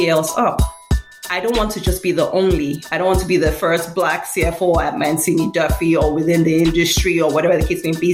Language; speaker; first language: English; non-native, local second language; Yoruba